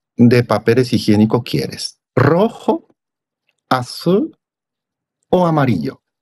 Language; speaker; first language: Spanish; non-native, fluent; Japanese